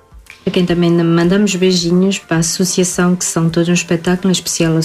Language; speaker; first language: Portuguese; native; Portuguese